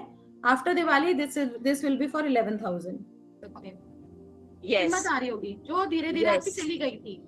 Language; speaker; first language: Hindi; native; Hindi